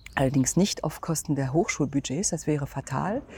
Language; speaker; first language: German; non-native, fluent; French